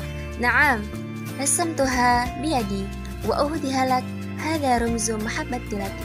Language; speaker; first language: Arabic; non-native, learner; Indonesian